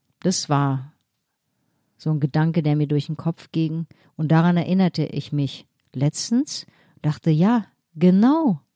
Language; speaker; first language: German; native; German